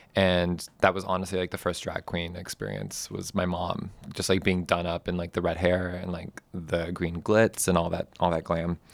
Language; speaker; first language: English; native; English